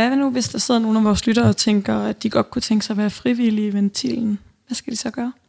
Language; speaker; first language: Danish; native; Danish